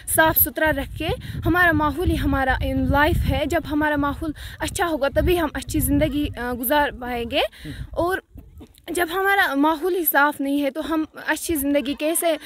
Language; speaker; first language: Hindi; non-native, local second language; Kashmiri